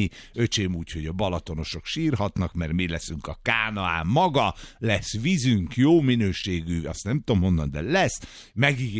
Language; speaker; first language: Hungarian; native; Hungarian